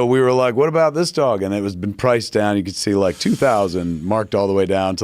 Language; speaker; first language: English; native; English